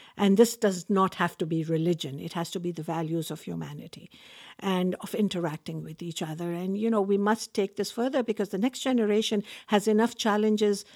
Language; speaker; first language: English; non-native, local second language; Urdu